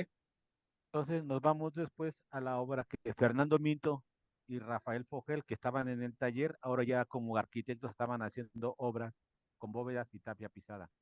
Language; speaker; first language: Spanish; native; Spanish